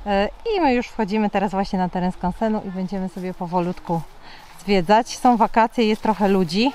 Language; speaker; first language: Polish; native; Polish